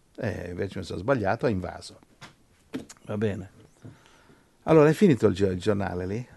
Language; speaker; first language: Italian; native; Italian